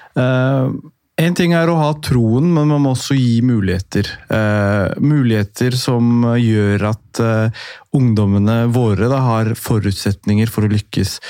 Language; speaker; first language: Norwegian; early bilingual, other home language; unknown